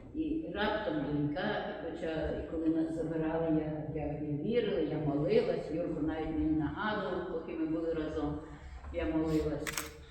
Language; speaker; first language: Ukrainian; native; Ukrainian